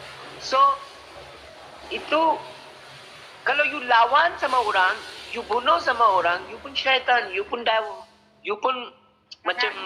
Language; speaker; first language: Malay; non-native, learner; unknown